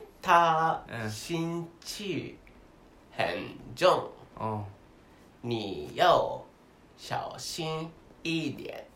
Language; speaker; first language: Chinese; non-native, learner; Korean